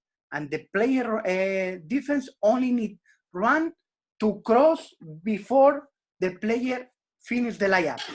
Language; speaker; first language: English; non-native, learner; Spanish